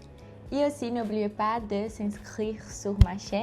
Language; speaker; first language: French; non-native, fluent; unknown